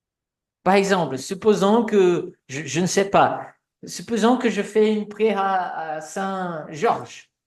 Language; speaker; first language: French; non-native, fluent; Portuguese